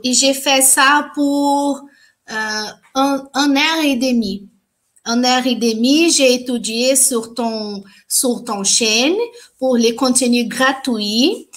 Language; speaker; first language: French; non-native, learner; Portuguese